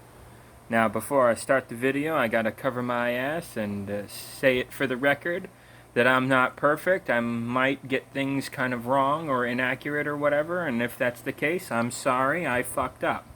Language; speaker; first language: English; native; English